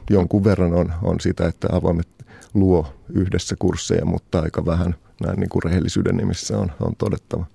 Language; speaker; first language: Finnish; native; Finnish